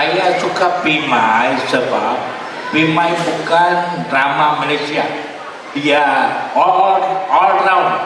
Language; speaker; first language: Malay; non-native, local second language; Tamil